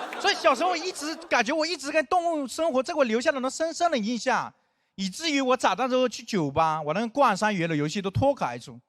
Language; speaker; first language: Chinese; non-native, local second language; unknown